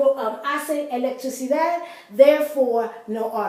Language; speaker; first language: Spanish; non-native, fluent; English